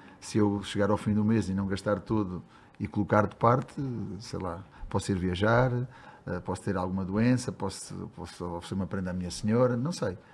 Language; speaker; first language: Portuguese; native; Portuguese